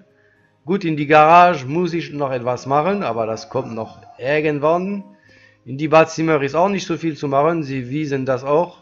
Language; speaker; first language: German; non-native, learner; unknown